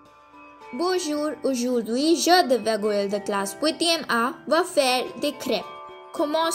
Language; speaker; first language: French; non-native, learner; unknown